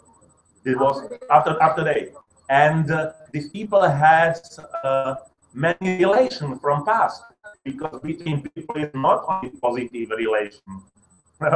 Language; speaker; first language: English; non-native, learner; Slovak